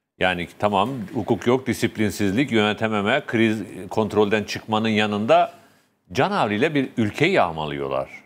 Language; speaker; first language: Turkish; native; Turkish